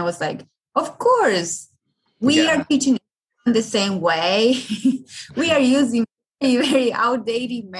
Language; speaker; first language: English; non-native, fluent; Spanish